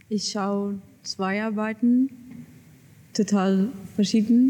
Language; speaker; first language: German; non-native, learner; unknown